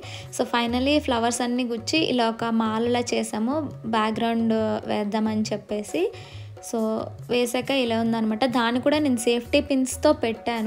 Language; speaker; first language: Telugu; native; Telugu